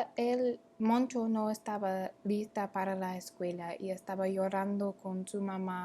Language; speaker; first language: Spanish; non-native, learner; English